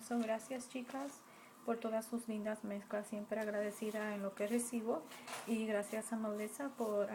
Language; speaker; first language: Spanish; early bilingual, heritage; Spanish